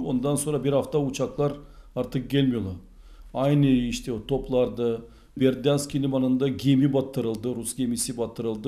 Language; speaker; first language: Turkish; non-native, fluent; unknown